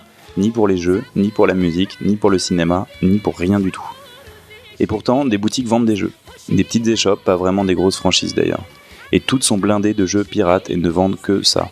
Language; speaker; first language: French; native; French